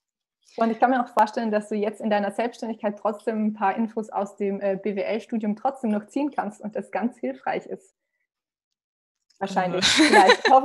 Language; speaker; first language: German; native; German